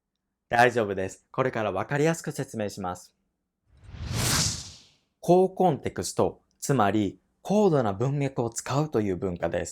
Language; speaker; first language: Japanese; non-native, fluent; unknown